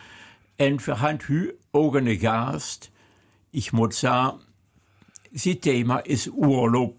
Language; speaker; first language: German; native; German